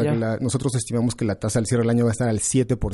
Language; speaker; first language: Spanish; native; Spanish